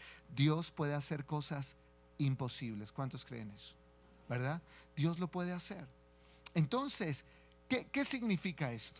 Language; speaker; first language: Spanish; native; Spanish